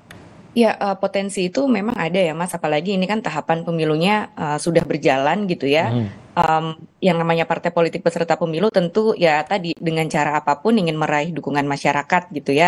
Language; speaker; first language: Indonesian; native; Indonesian